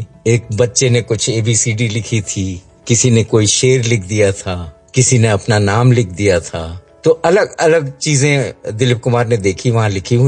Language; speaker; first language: Hindi; native; Hindi